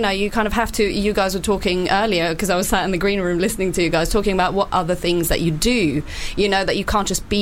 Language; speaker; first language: English; non-native, fluent; Norwegian